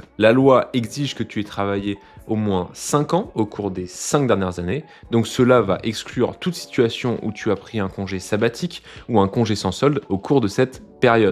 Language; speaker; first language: French; native; French